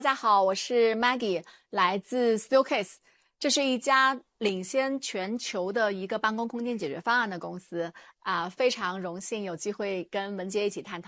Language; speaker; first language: Chinese; native; Chinese